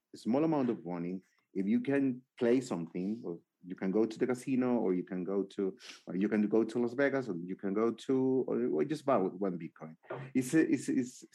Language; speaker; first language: English; non-native, fluent; Spanish